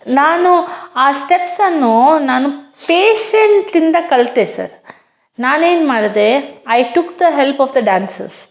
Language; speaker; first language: Kannada; non-native, local second language; Hindi